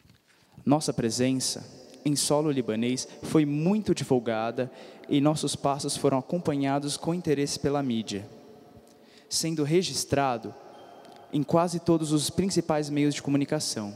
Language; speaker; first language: Portuguese; native; Portuguese